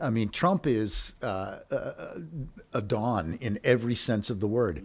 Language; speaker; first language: English; native; English